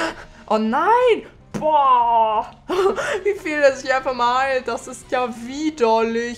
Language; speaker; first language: German; native; German